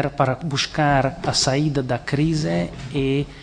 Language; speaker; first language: Portuguese; non-native, fluent; Hungarian